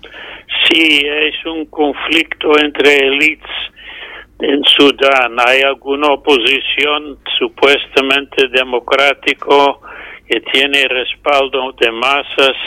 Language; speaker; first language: Spanish; non-native, fluent; English